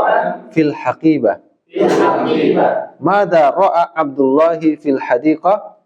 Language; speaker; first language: Arabic; non-native, fluent; Indonesian